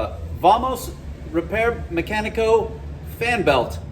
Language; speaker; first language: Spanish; non-native, learner; English